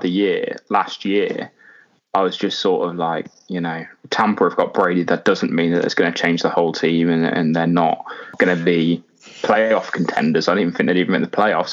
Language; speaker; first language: English; native; English